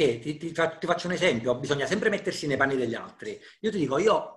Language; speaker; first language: Italian; native; Italian